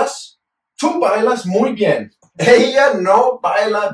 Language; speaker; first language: Spanish; non-native, fluent; English